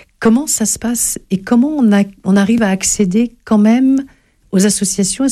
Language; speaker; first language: French; native; French